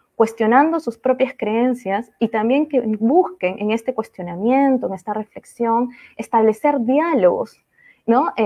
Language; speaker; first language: Spanish; native; Spanish